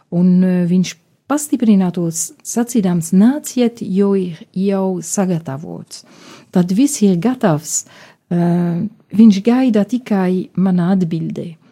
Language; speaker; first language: Latvian; non-native, fluent; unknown